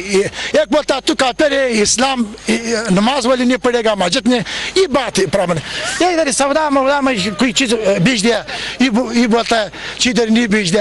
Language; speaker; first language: Hindi; non-native, learner; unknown